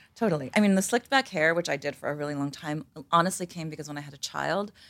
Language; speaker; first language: English; native; English